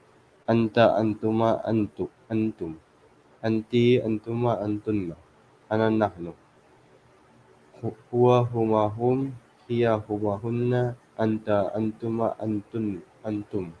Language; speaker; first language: Arabic; non-native, learner; Filipino